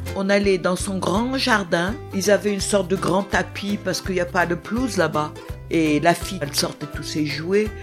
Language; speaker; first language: French; non-native, local second language; Kabyle